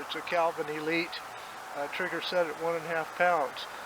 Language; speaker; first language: English; native; English